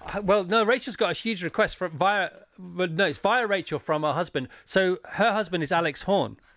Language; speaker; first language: English; native; English